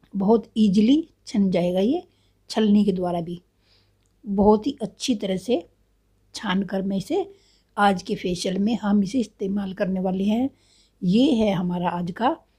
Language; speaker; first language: Hindi; native; Hindi